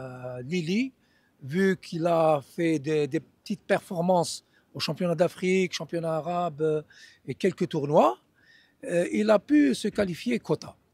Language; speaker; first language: French; non-native, local second language; Arabic